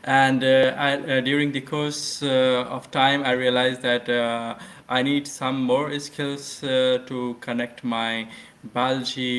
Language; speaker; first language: English; non-native, local second language; Hindi